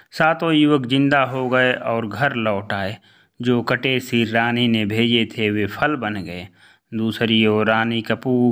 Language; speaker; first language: Hindi; native; Hindi